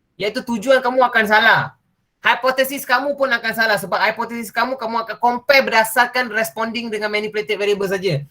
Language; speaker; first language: Malay; non-native, local second language; Tamil